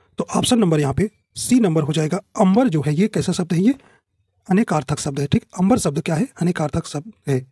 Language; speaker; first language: Hindi; native; Hindi